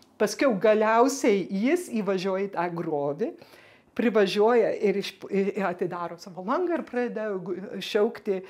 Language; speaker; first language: Lithuanian; early bilingual, heritage; Lithuanian